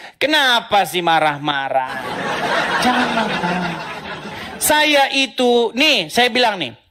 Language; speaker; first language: Indonesian; native; Indonesian